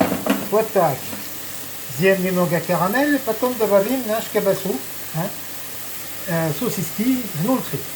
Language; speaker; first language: Russian; non-native, learner; French